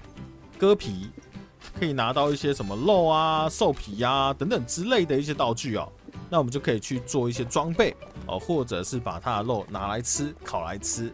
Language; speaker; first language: Chinese; native; Chinese